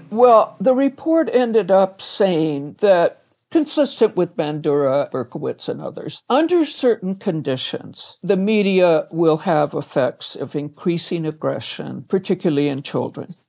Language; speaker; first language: English; native; English